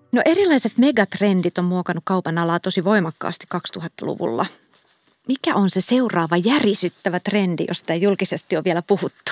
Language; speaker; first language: Finnish; native; Finnish